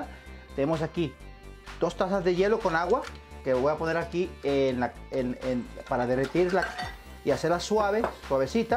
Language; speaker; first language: Spanish; native; Spanish